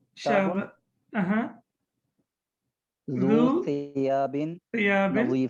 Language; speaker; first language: Arabic; non-native, learner; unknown